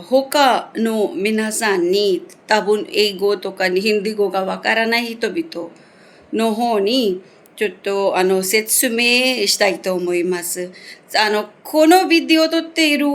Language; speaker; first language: Japanese; non-native, fluent; Hindi